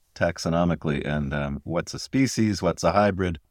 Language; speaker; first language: English; native; English